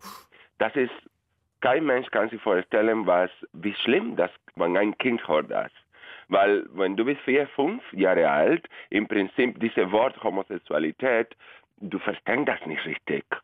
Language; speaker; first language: German; non-native, fluent; Spanish